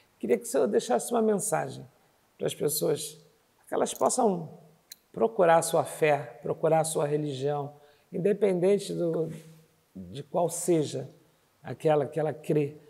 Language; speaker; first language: Portuguese; native; Portuguese